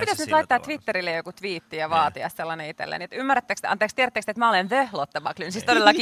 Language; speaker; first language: Finnish; native; Finnish